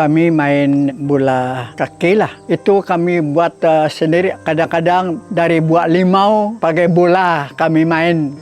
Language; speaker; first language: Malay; non-native, local second language; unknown